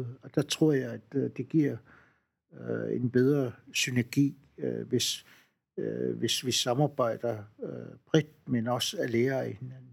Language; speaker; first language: Danish; non-native, local second language; Kalaallisut